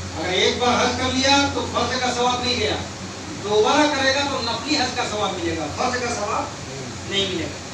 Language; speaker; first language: Urdu; non-native, local second language; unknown